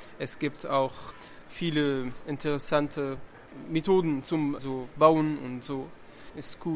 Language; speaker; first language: German; non-native, learner; Arabic